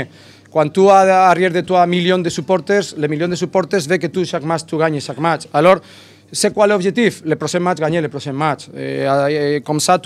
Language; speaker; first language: French; non-native, learner; Spanish